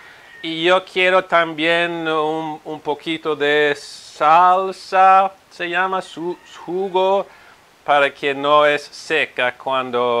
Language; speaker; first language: Spanish; non-native, fluent; Italian